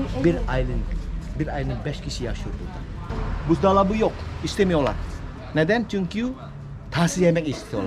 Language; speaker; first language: Turkish; non-native, learner; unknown